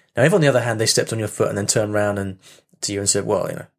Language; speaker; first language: English; native; English